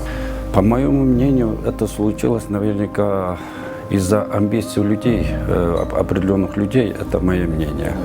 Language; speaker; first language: Russian; non-native, local second language; Kyrgyz